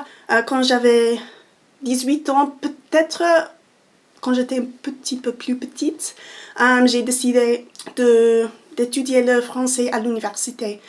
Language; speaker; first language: French; non-native, fluent; English